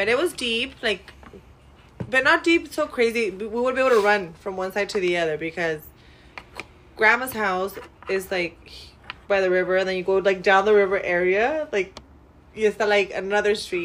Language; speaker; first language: English; early bilingual, other home language; Spanish